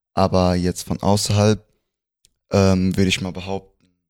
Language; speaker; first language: German; early bilingual, other home language; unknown